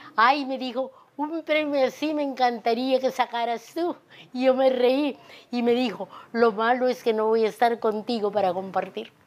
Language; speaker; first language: Spanish; native; Spanish